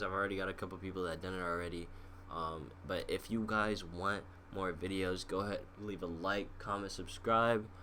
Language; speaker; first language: English; native; English